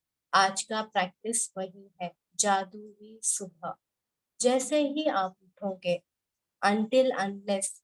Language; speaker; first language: Hindi; native; Hindi